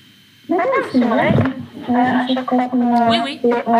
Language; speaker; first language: French; non-native, local second language; Arabic